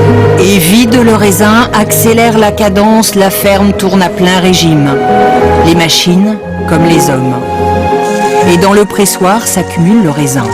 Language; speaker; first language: French; native; French